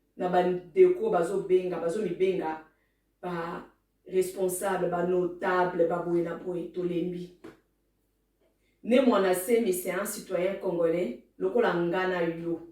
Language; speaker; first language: Lingala; non-native, local second language; Luba-Lulua